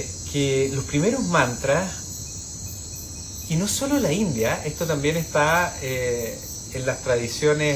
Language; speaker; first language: Spanish; native; Spanish